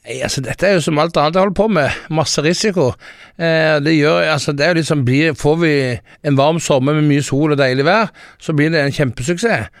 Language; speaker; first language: Norwegian; early bilingual, heritage; Norwegian